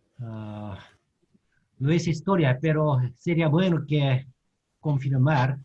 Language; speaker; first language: Spanish; non-native, learner; Korean